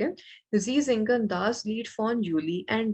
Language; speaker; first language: German; non-native, learner; Malayalam